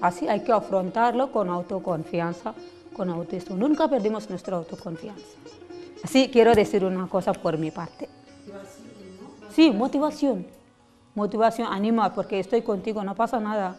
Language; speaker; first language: Spanish; non-native, learner; Telugu